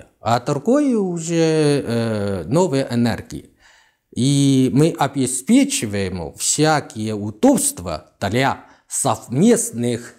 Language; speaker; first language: Russian; non-native, learner; Chinese